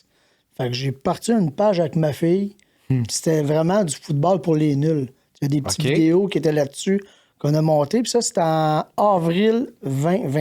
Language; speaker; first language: French; native; French